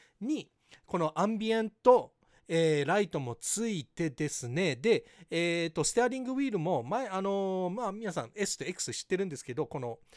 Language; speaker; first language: Japanese; early bilingual, heritage; Japanese